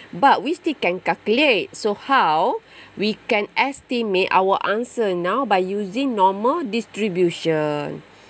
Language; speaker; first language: English; non-native, local second language; Malay